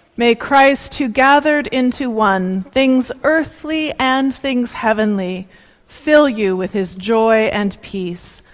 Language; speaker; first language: English; native; English